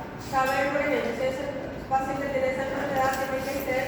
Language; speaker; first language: Spanish; native; Spanish